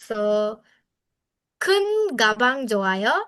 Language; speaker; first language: Korean; non-native, fluent; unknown